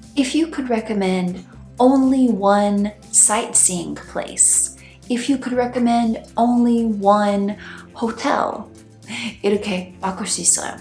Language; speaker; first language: English; native; English